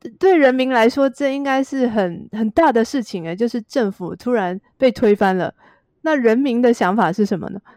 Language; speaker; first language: Chinese; native; Chinese